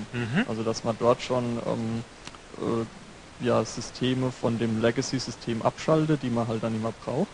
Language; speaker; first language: German; native; German